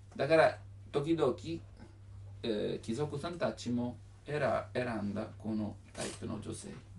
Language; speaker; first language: Japanese; non-native, learner; Italian